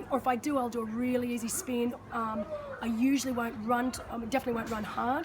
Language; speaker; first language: English; native; English